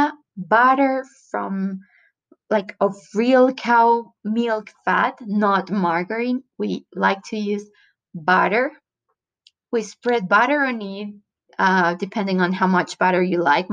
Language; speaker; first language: English; non-native, fluent; Spanish